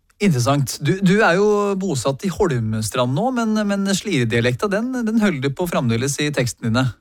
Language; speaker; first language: Norwegian; native; Norwegian